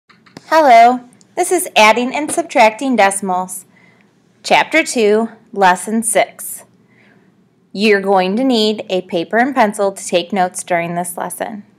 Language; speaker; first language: English; native; English